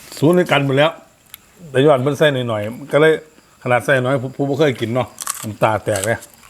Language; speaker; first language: Thai; native; Thai